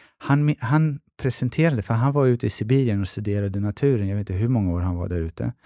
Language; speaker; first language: Swedish; early bilingual, other home language; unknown